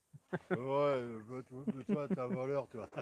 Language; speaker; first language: French; native; French